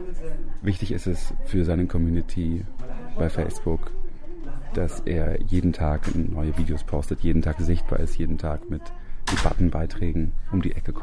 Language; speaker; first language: German; native; German